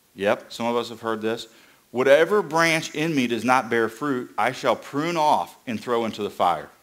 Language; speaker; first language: English; native; English